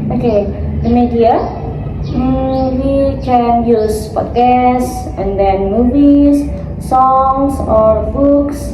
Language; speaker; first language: English; non-native, learner; Indonesian